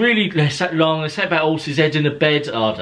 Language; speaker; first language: English; native; English